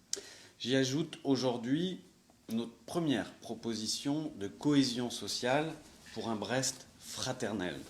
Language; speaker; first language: French; native; French